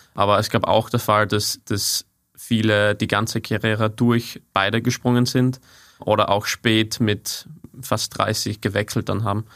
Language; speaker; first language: German; non-native, fluent; English